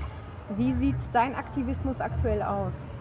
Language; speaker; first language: German; native; German